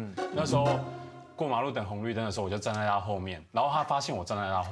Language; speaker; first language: Chinese; native; Chinese